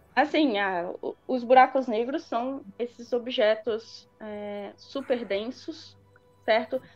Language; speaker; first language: Portuguese; native; Portuguese